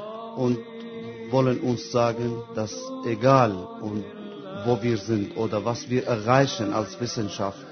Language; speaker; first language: German; non-native, fluent; Arabic